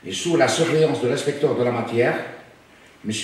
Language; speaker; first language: French; non-native, local second language; Arabic